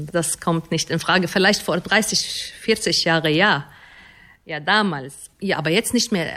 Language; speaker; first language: German; non-native, fluent; Arabic